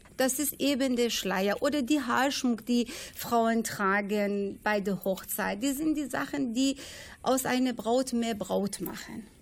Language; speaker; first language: German; non-native, fluent; Persian